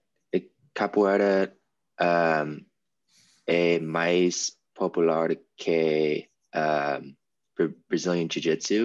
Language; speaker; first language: Portuguese; non-native, learner; English